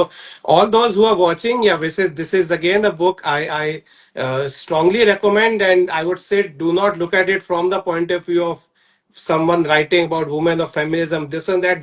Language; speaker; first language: English; non-native, local second language; Hindi